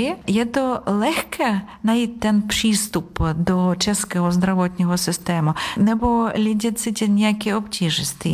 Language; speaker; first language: Czech; non-native, learner; Ukrainian